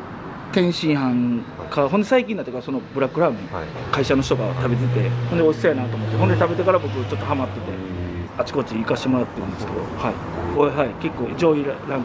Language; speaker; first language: Japanese; native; Japanese